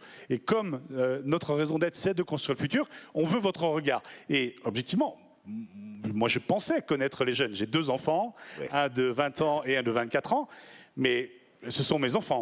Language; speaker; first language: French; native; French